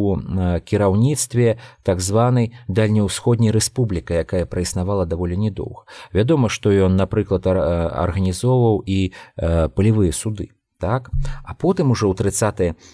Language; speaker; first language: Belarusian; non-native, local second language; Russian